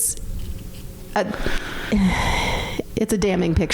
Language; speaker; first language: English; native; English